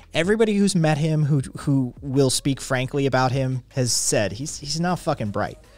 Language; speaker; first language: English; native; English